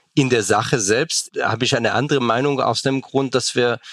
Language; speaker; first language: German; non-native, fluent; Hebrew